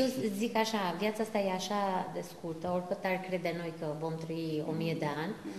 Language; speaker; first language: Romanian; non-native, fluent; Albanian